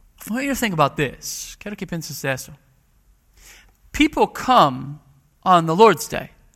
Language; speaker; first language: English; native; English